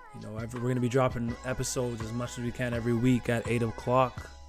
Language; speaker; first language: English; native; English